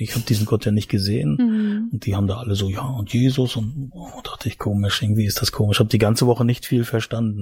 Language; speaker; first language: German; native; German